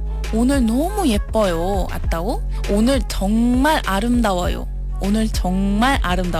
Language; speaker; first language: Korean; non-native, fluent; Malay